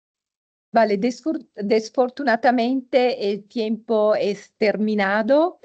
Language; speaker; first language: Spanish; non-native, fluent; Italian